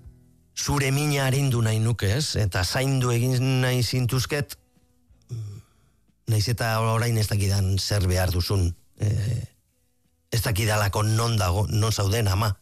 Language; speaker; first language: Basque; native; Basque